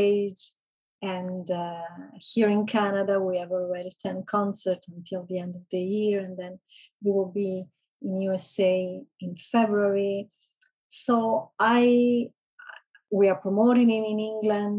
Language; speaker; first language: English; non-native, fluent; Italian